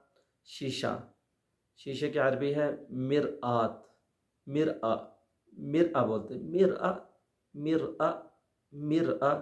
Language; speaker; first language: Urdu; native; Urdu